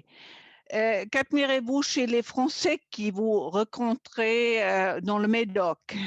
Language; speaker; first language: French; non-native, fluent; German